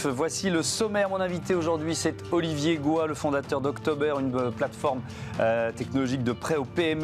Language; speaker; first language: French; native; French